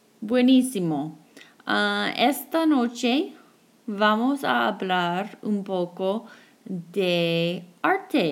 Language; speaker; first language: Spanish; non-native, fluent; English